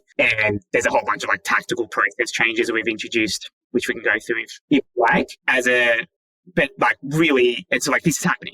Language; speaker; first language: English; native; English